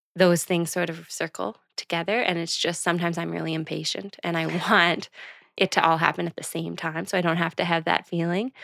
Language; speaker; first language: English; native; English